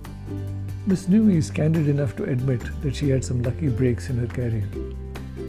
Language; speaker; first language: English; non-native, local second language; Kannada